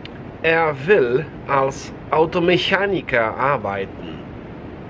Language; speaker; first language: German; non-native, fluent; Polish